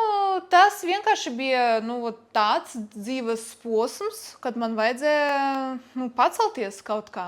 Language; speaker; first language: Latvian; non-native, local second language; Russian